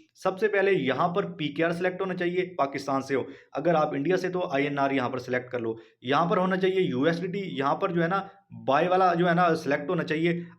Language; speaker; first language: Urdu; non-native, local second language; Punjabi